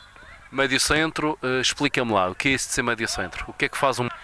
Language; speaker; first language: Portuguese; native; Portuguese